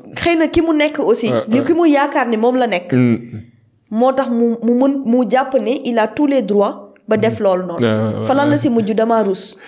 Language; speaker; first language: French; non-native, local second language; Wolof